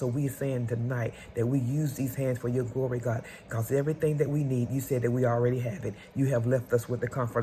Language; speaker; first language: English; native; English